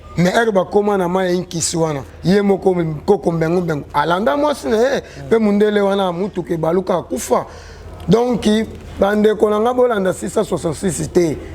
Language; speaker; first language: Lingala; non-native, local second language; Kongo